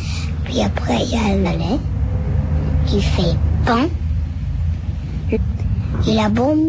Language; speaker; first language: French; early bilingual, other home language; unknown